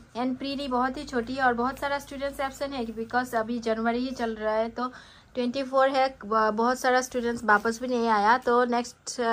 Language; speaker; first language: Hindi; non-native, local second language; Bangla